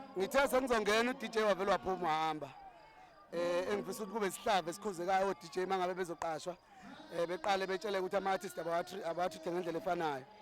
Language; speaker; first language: Zulu; native; Zulu